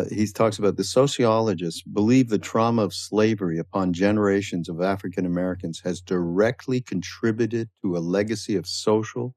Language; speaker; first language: English; native; English